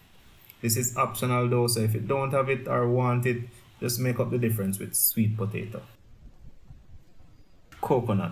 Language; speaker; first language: English; native; English